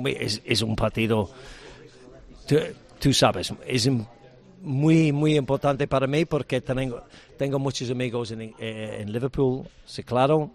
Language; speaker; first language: Spanish; non-native, learner; English